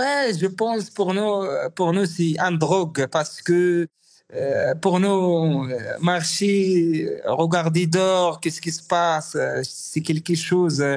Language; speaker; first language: French; non-native, learner; Arabic